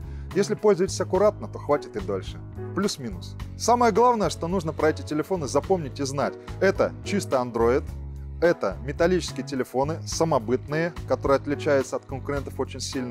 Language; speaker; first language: Russian; native; Russian